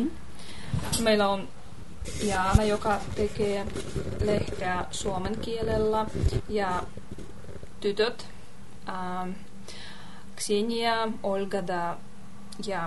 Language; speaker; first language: Finnish; non-native, learner; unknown